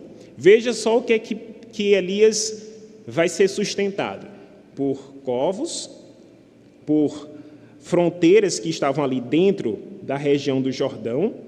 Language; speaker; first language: Portuguese; native; Portuguese